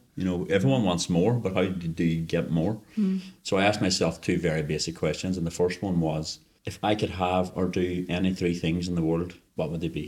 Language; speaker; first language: English; native; English